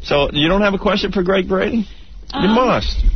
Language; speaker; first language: English; native; English